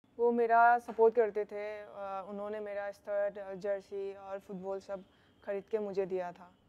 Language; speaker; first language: Hindi; non-native, local second language; Manipuri